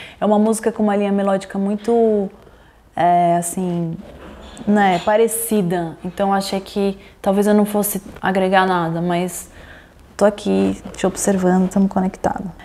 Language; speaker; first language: Portuguese; native; Portuguese